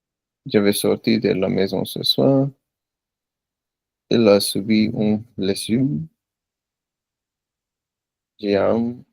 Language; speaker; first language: French; non-native, learner; Punjabi